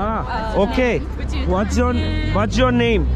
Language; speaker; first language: English; non-native, learner; Turkish